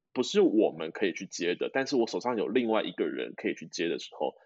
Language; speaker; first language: Chinese; native; Chinese